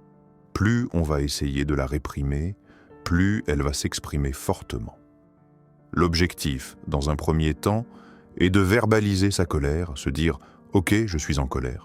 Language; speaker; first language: French; native; French